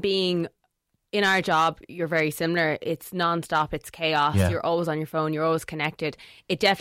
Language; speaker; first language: English; native; English